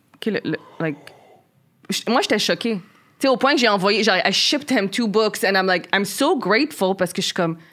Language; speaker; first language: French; early bilingual, other home language; Arabic